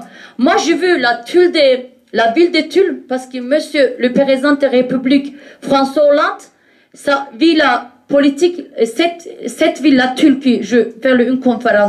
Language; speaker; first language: French; non-native, learner; Kurdish